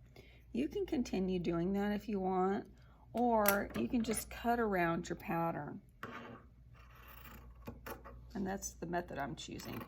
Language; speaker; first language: English; native; English